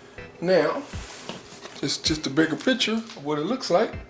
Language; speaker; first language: English; native; English